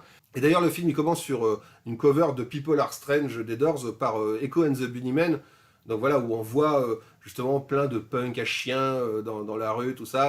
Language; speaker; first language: French; native; French